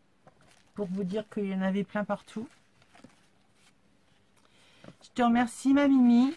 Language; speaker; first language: French; native; French